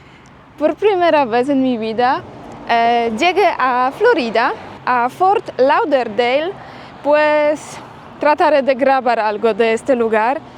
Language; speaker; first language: Spanish; non-native, fluent; Polish